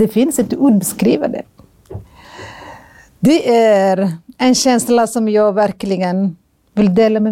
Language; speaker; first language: Swedish; non-native, fluent; Somali